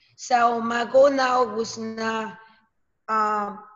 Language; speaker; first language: English; non-native, learner; Spanish